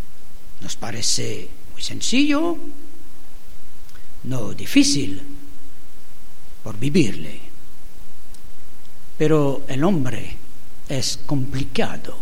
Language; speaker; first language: Spanish; non-native, learner; French